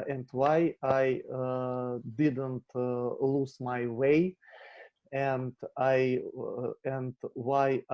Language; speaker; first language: English; non-native, learner; Russian